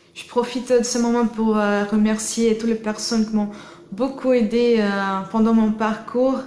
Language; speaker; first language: French; non-native, fluent; Portuguese